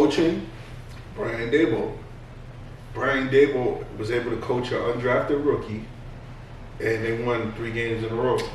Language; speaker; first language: English; native; English